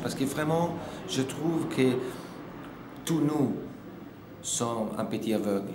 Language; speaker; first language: French; non-native, fluent; Italian